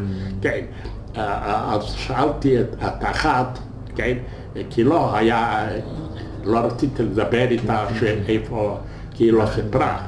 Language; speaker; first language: Hebrew; non-native, fluent; Yiddish